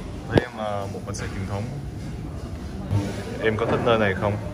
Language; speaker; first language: Vietnamese; native; Vietnamese